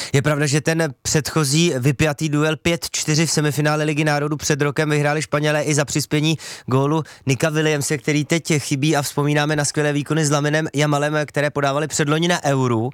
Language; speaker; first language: Czech; native; Czech